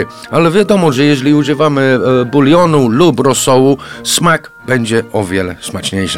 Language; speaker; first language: Polish; non-native, fluent; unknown